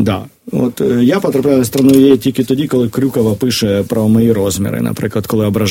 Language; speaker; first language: Ukrainian; native; Ukrainian